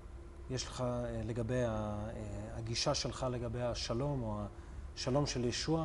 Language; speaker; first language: Hebrew; native; Hebrew